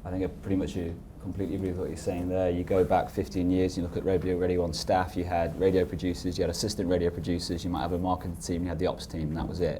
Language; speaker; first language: English; native; English